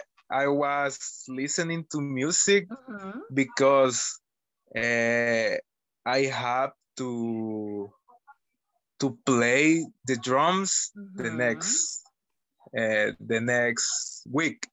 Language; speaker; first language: English; non-native, learner; Spanish